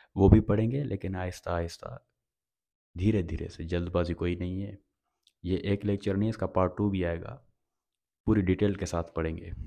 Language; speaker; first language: Urdu; non-native, local second language; Sindhi